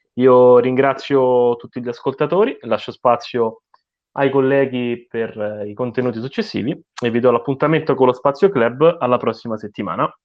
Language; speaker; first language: Italian; native; Italian